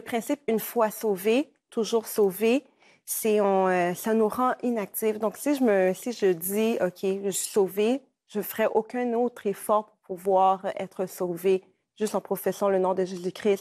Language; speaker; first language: French; native; French